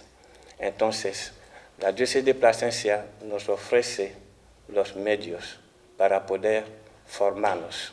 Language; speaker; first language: Spanish; non-native, fluent; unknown